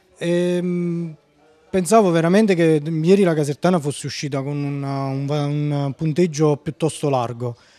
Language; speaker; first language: Italian; native; Italian